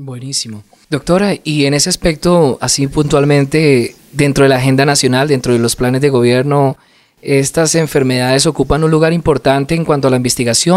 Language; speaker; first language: Spanish; native; Spanish